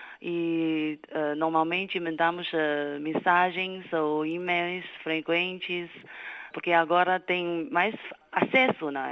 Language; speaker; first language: Portuguese; non-native, fluent; Chinese